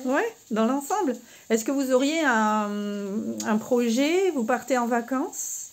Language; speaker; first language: French; native; French